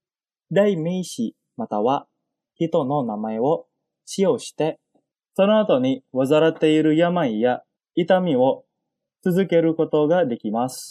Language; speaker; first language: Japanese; non-native, fluent; Indonesian